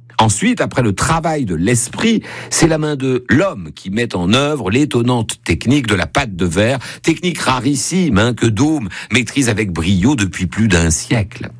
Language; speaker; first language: French; native; French